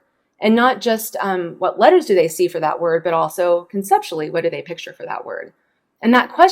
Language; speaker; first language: English; native; English